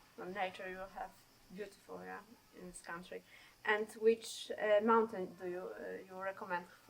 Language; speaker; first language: English; non-native, learner; Polish